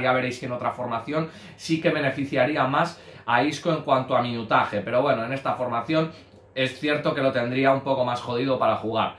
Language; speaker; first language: Spanish; native; Spanish